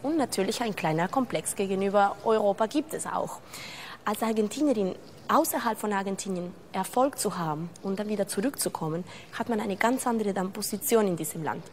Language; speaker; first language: German; non-native, fluent; Spanish